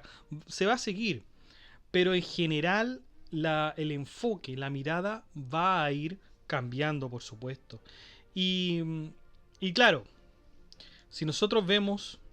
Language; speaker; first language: Spanish; native; Spanish